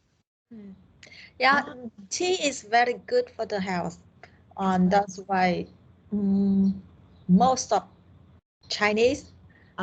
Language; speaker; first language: English; non-native, learner; Vietnamese